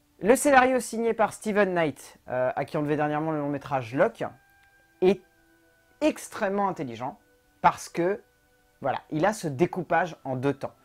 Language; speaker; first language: French; native; French